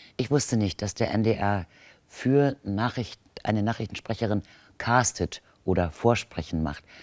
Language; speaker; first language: German; native; German